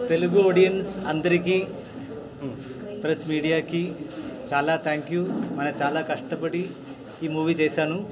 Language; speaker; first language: Telugu; non-native, learner; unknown